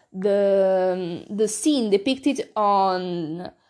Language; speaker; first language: English; non-native, learner; Italian